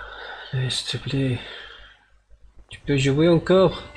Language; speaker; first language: French; non-native, learner; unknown